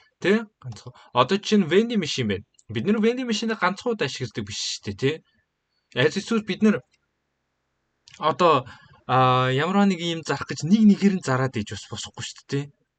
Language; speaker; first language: Mongolian; native; Mongolian